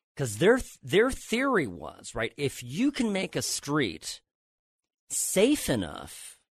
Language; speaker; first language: English; native; English